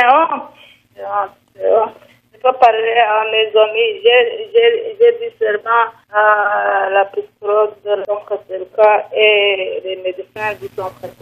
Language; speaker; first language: French; non-native, learner; Rundi